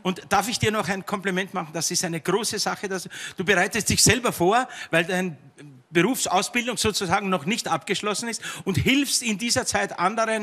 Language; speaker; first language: German; native; German